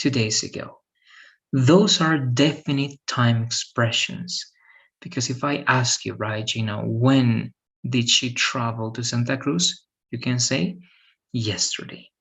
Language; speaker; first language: English; non-native, fluent; Spanish